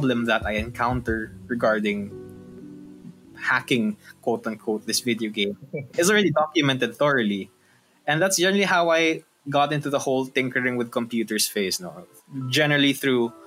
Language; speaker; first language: English; non-native, local second language; Filipino